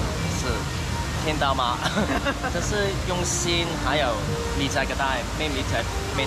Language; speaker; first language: Chinese; non-native, local second language; Cantonese